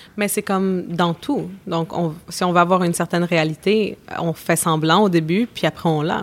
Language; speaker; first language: French; native; French